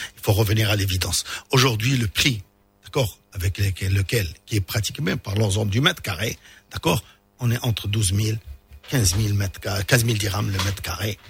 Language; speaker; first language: French; non-native, local second language; Arabic